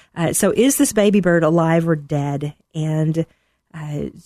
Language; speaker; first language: English; native; English